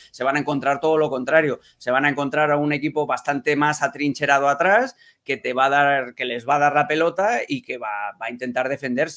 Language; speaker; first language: Spanish; native; Spanish